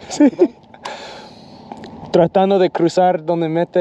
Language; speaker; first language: Spanish; non-native, learner; English